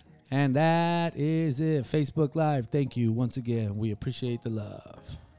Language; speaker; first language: English; early bilingual, other home language; Spanish